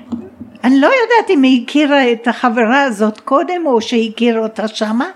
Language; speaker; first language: Hebrew; non-native, fluent; English